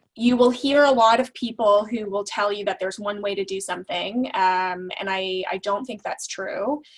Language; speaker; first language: English; native; English